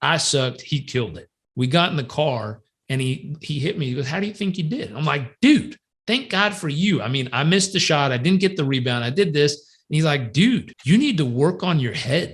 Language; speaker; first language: English; native; English